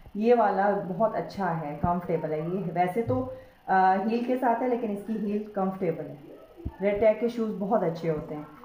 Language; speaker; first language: Urdu; native; Urdu